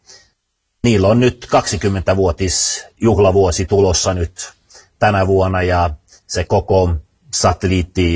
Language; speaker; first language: Finnish; early bilingual, heritage; Finnish